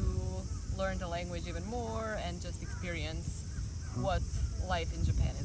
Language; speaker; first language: English; non-native, fluent; Croatian